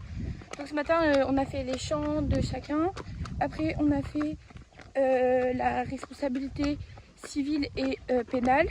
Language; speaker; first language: French; native; French